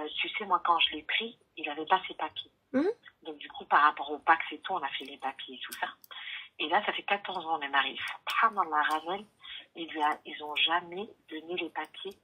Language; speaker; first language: French; early bilingual, other home language; Arabic